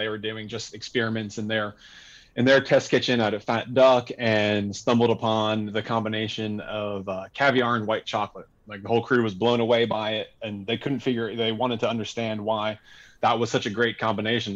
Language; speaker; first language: English; native; English